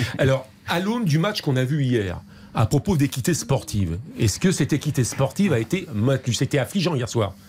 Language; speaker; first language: French; native; French